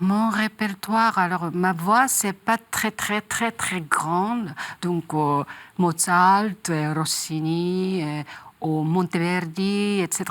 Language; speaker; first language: French; non-native, learner; Japanese